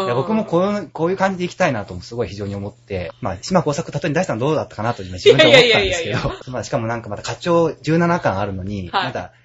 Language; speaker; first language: Japanese; native; Japanese